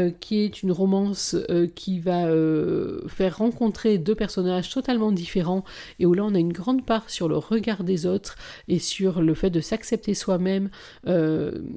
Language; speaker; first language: French; native; French